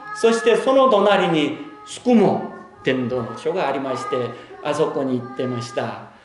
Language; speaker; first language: Japanese; non-native, fluent; Korean